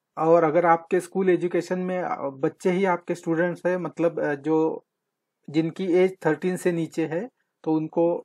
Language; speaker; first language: Hindi; non-native, local second language; Marathi